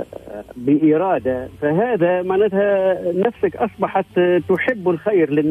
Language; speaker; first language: Arabic; native; Arabic